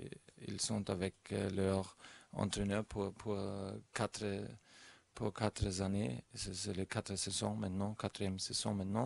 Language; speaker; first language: French; non-native, fluent; German